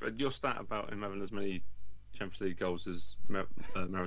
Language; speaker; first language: English; native; English